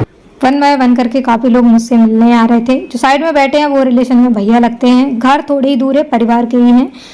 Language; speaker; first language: Hindi; native; Hindi